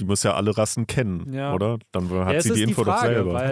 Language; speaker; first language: German; native; German